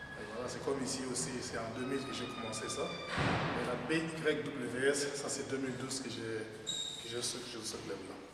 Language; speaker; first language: French; non-native, local second language; Lingala